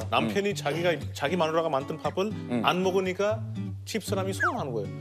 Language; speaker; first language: Korean; non-native, fluent; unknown